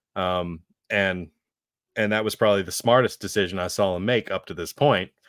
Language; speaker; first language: English; native; English